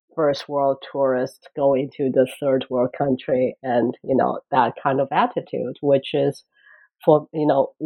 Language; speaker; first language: English; non-native, fluent; Chinese